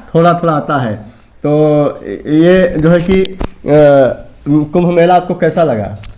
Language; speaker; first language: Hindi; native; Hindi